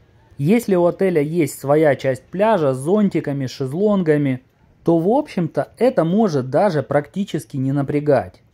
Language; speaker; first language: Russian; native; Russian